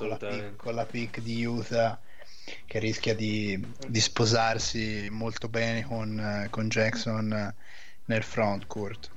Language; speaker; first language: Italian; native; Italian